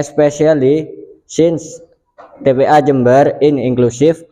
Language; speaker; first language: English; non-native, learner; Indonesian